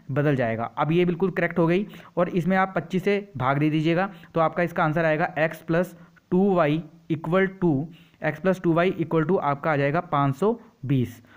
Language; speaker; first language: Hindi; native; Hindi